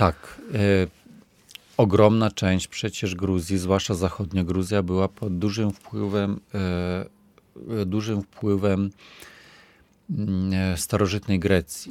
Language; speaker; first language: Polish; non-native, fluent; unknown